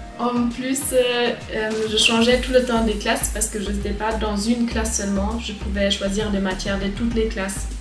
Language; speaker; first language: French; non-native, fluent; German